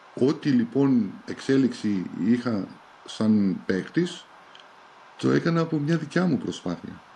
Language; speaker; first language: Greek; early bilingual, heritage; Greek